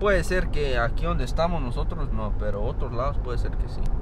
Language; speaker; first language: Spanish; early bilingual, heritage; Spanish